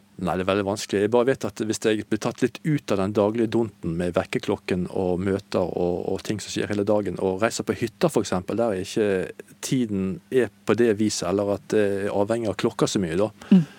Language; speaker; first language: Norwegian; native; Norwegian